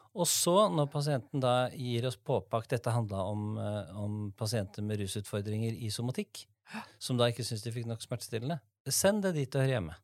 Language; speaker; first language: Norwegian; native; Norwegian